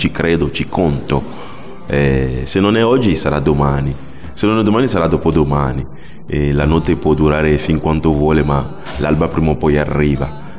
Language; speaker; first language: Italian; non-native, fluent; Ewe